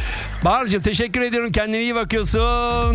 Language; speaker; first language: Turkish; early bilingual, heritage; Turkish